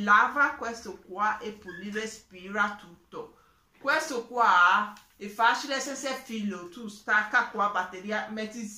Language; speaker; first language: Italian; non-native, learner; English